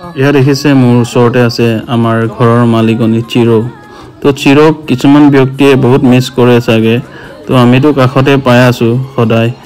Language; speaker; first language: Assamese; non-native, local second language; Mising